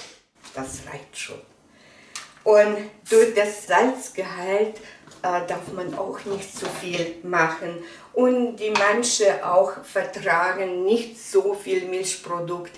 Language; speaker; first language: German; non-native, fluent; Russian